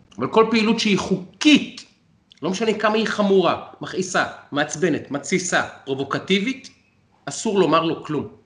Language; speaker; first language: Hebrew; native; Hebrew